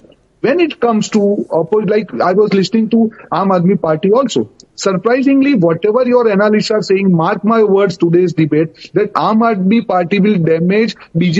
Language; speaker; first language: English; non-native, local second language; Gujarati